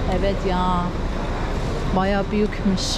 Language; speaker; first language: Turkish; non-native, learner; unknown